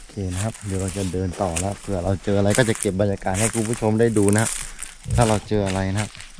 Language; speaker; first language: Thai; non-native, local second language; Karen languages